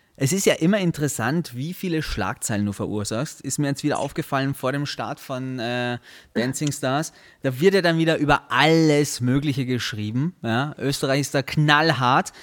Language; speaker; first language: German; native; German